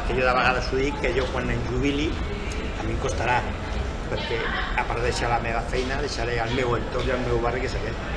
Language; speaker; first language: Catalan; non-native, local second language; Spanish